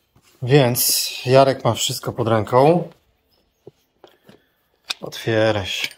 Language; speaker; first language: Polish; native; Polish